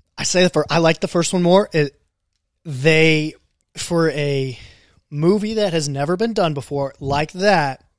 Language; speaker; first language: English; native; English